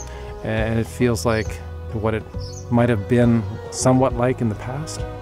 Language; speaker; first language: English; native; English